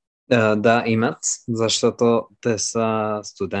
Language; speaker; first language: Bulgarian; non-native, learner; French